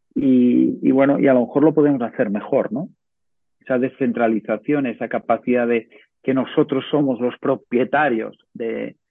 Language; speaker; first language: Spanish; native; Spanish